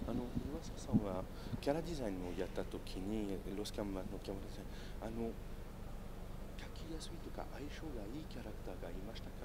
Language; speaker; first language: Japanese; non-native, fluent; French